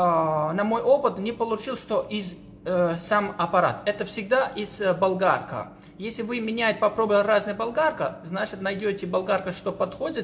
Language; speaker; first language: Russian; non-native, learner; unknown